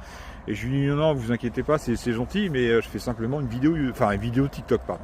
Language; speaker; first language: French; native; French